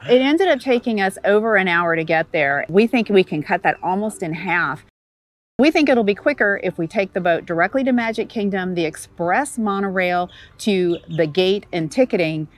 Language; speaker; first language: English; native; English